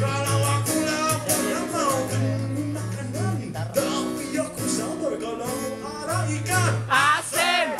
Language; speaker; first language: Indonesian; non-native, fluent; English